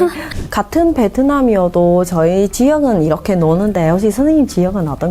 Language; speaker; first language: Korean; non-native, fluent; Vietnamese